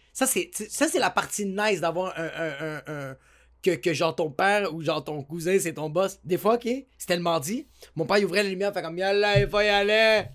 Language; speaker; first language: French; native; French